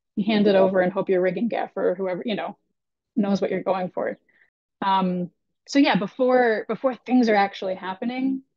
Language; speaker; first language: English; native; English